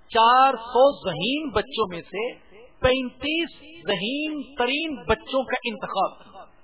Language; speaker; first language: Urdu; native; Urdu